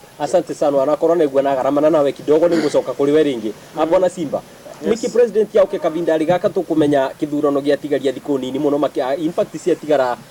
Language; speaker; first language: Kikuyu; non-native, local second language; Embu